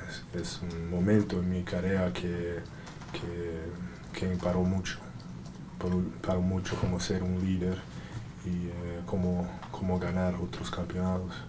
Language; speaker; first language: Spanish; non-native, learner; English